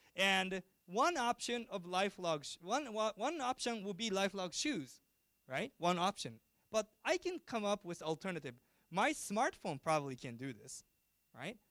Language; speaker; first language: English; non-native, fluent; Japanese